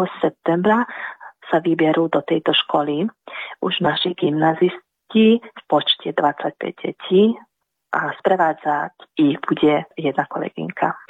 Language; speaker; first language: Slovak; early bilingual, heritage; Slovak